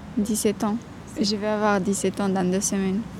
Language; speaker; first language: French; non-native, learner; Romanian